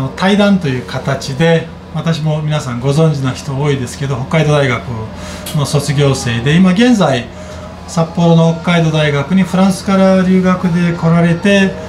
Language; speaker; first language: Japanese; non-native, fluent; Azerbaijani